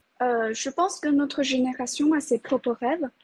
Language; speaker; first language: French; non-native, fluent; Chinese